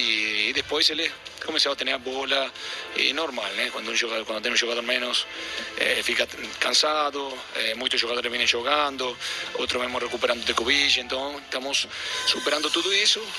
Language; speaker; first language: Portuguese; non-native, fluent; Spanish